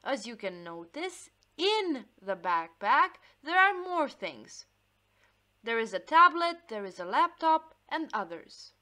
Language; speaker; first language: English; non-native, fluent; Romanian